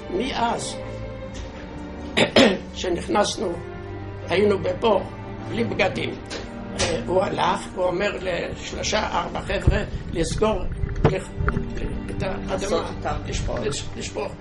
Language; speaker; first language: Hebrew; non-native, fluent; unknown